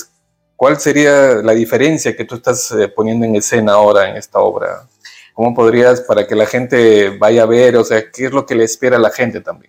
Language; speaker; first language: Spanish; native; Spanish